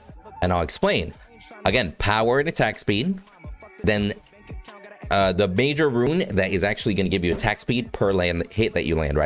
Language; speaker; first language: English; native; English